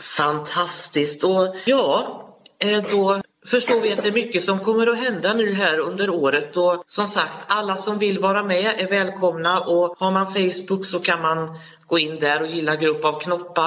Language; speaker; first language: Swedish; native; Swedish